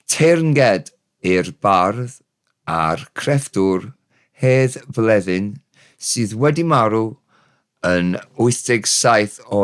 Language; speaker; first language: Welsh; non-native, learner; English